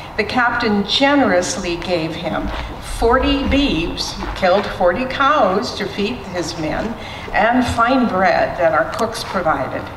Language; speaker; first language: English; native; English